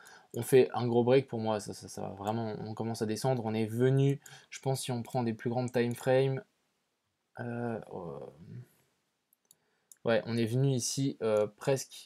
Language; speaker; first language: French; native; French